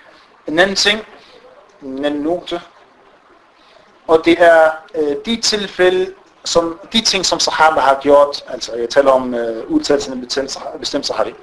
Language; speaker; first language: Danish; non-native, fluent; Arabic